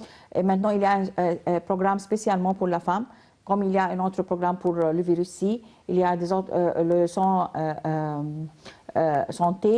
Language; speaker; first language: French; non-native, learner; Arabic